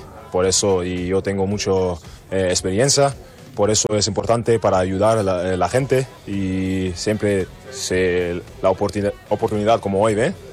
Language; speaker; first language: Spanish; non-native, learner; German